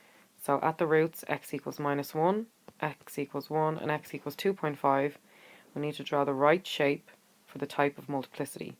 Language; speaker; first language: English; native; English